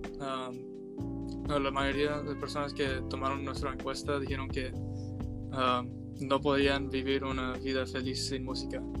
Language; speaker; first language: Spanish; early bilingual, heritage; Spanish